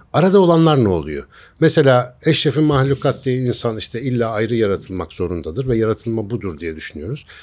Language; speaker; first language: Turkish; native; Turkish